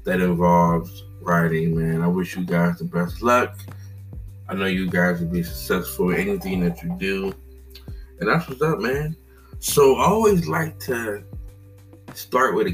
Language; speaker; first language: English; native; English